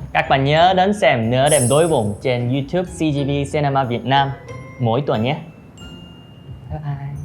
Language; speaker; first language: Vietnamese; non-native, learner; Korean